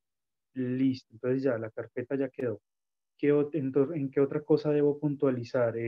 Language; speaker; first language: Spanish; native; Spanish